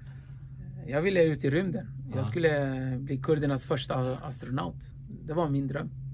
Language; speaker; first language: Swedish; early bilingual, other home language; Kurdish